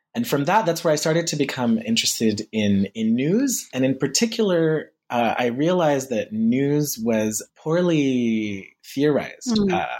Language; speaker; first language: English; early bilingual, heritage; French